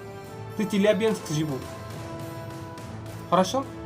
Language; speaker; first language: Russian; non-native, learner; Malayalam